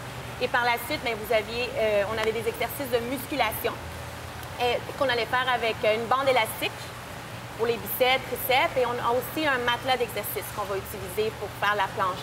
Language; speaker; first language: French; native; French